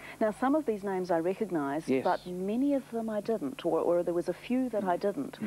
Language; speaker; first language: English; native; English